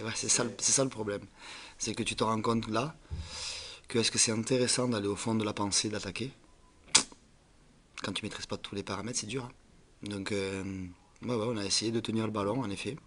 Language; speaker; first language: French; native; French